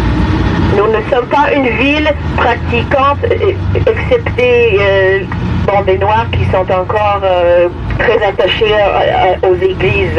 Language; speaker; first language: French; non-native, fluent; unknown